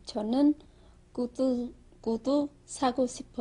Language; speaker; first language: Korean; non-native, learner; Vietnamese